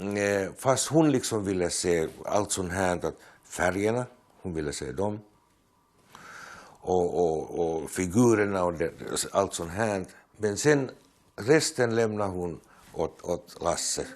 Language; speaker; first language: Swedish; non-native, local second language; Finnish